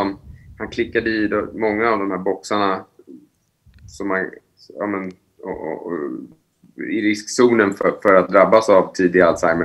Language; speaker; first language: Swedish; native; Swedish